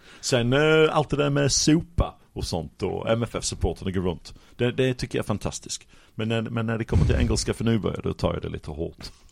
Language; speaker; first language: Swedish; non-native, fluent; English